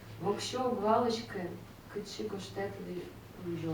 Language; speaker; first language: Russian; native; Russian